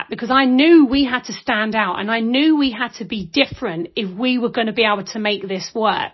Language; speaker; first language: English; native; English